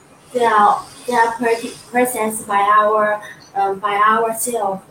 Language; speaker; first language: English; non-native, learner; Chinese